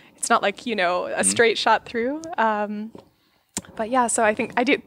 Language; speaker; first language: English; native; English